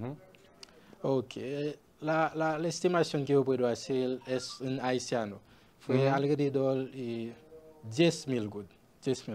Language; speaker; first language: Spanish; non-native, learner; Haitian Creole